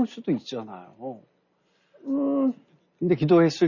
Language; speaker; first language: Korean; native; Korean